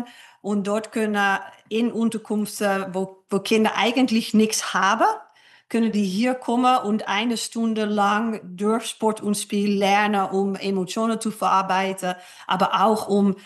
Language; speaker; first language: German; non-native, fluent; Dutch